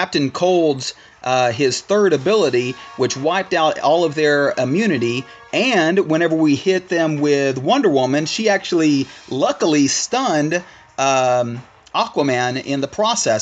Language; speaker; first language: English; native; English